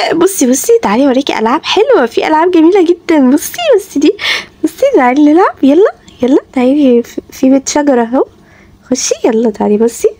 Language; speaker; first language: Arabic; native; Arabic